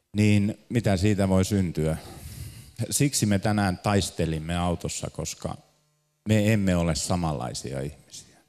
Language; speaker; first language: Finnish; native; Finnish